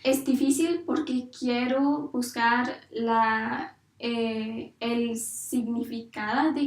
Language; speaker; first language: Spanish; non-native, learner; English